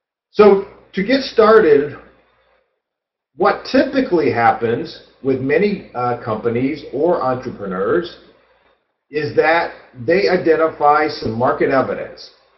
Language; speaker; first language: English; native; English